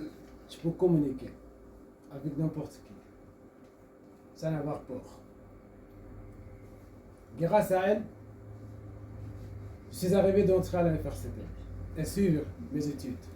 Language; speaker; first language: French; non-native, learner; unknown